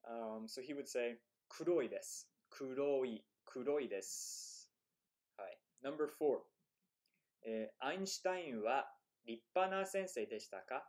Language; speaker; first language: Japanese; non-native, fluent; English